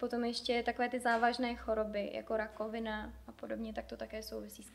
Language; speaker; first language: Czech; native; Czech